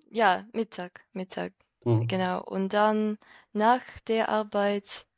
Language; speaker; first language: German; non-native, fluent; Ukrainian